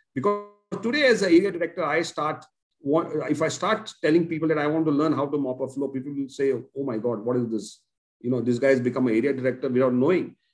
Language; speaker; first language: English; non-native, local second language; Konkani